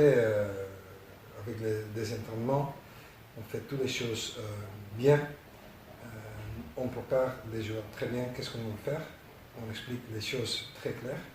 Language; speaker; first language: French; non-native, learner; Dutch